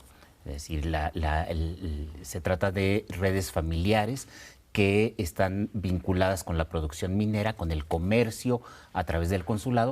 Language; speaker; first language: Spanish; native; Spanish